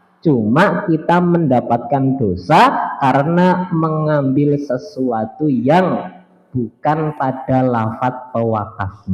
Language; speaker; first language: Indonesian; native; Indonesian